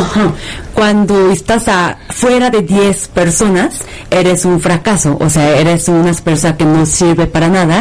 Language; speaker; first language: Spanish; non-native, fluent; Korean